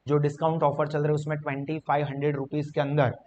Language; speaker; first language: Hindi; non-native, local second language; Gujarati